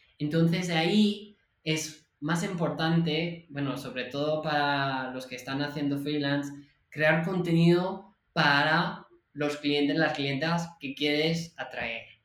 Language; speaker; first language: Spanish; non-native, fluent; English